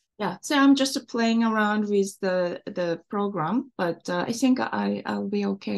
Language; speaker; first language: English; non-native, fluent; Japanese